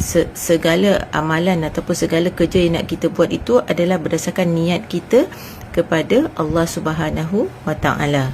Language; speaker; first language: Malay; native; Malay